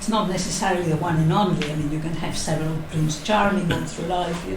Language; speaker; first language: English; non-native, fluent; Catalan